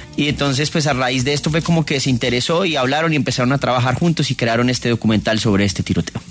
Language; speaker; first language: Spanish; native; Spanish